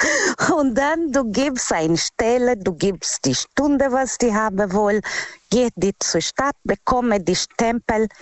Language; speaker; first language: German; non-native, learner; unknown